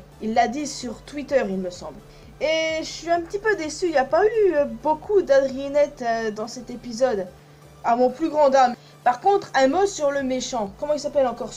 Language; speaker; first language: French; native; French